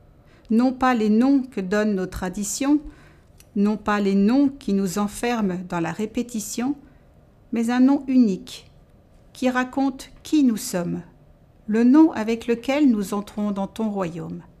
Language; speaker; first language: French; native; French